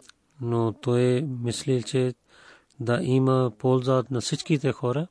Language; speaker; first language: Bulgarian; non-native, fluent; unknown